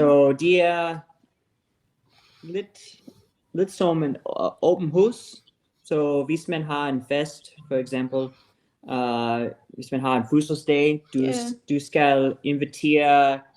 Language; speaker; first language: Danish; non-native, learner; English